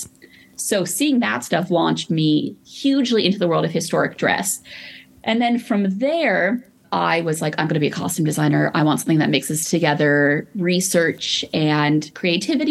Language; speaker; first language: English; native; English